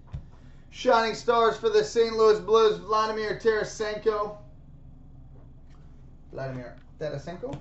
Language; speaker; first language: English; native; English